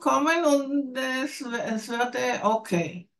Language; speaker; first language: German; non-native, learner; Hebrew